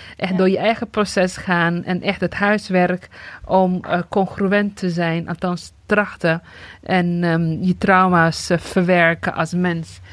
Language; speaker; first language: Dutch; non-native, fluent; Tigrinya